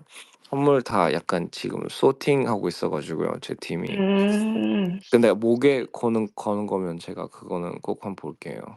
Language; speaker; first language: Korean; early bilingual, heritage; Korean